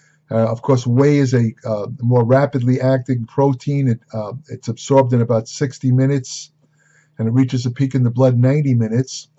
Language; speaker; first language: English; native; English